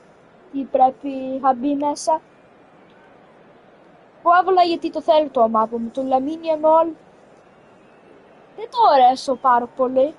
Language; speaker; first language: Greek; non-native, learner; Romanian